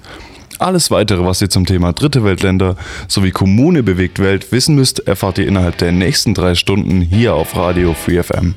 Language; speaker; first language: German; native; German